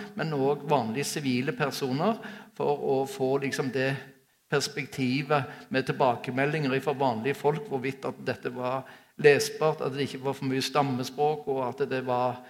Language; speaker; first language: Norwegian; native; Norwegian